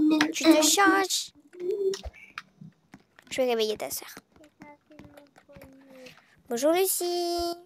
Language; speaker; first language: French; native; French